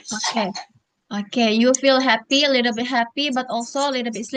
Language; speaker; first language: English; non-native, fluent; Indonesian